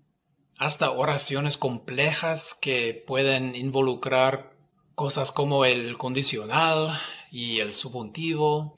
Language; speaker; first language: Spanish; non-native, fluent; English